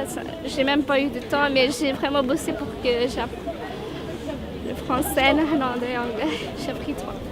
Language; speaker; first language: French; non-native, learner; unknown